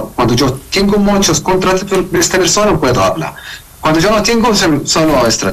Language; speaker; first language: Spanish; non-native, learner; Arabic